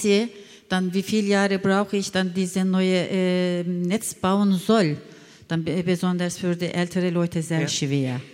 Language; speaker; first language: German; non-native, learner; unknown